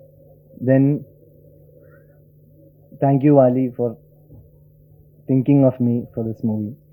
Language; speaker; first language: Tamil; non-native, learner; Malayalam